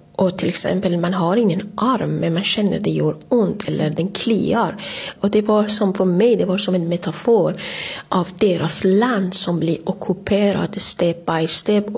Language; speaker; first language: Swedish; non-native, fluent; Persian